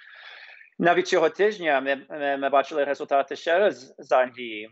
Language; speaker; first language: Ukrainian; early bilingual, heritage; English